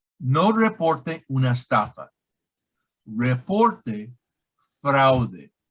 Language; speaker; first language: Spanish; non-native, learner; English